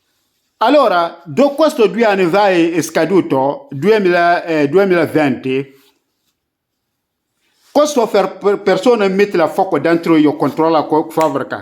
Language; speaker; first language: Italian; non-native, learner; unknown